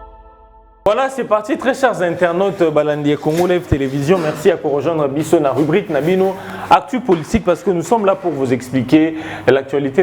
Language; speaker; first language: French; non-native, local second language; Lingala